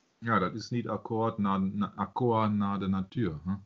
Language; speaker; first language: Dutch; non-native, learner; German